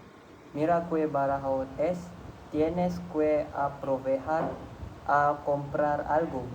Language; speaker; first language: Spanish; non-native, learner; Malay